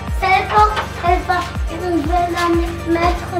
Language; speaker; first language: French; non-native, learner; German